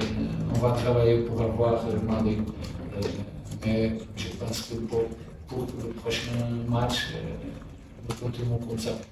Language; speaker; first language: French; non-native, learner; Portuguese